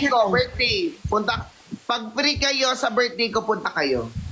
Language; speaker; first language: Filipino; native; Filipino